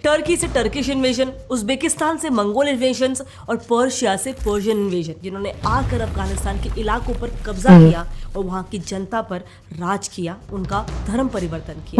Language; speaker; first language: Hindi; native; Hindi